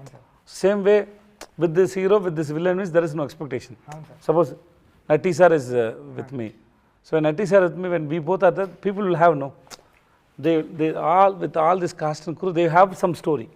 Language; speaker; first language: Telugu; non-native, learner; Tamil